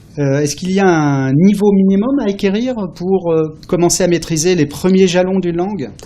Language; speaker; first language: French; native; French